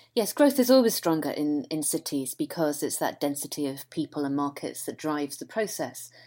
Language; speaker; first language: English; native; English